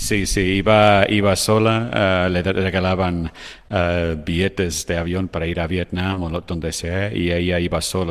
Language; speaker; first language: Spanish; non-native, fluent; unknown